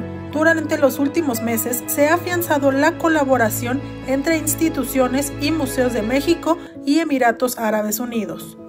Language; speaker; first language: Spanish; native; Spanish